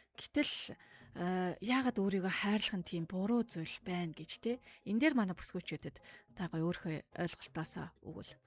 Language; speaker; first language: Mongolian; native; Mongolian